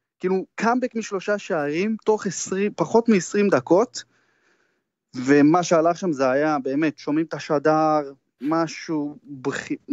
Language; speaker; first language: Hebrew; native; Hebrew